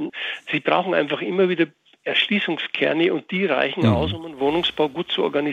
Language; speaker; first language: German; native; German